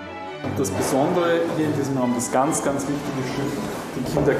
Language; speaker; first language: German; native; German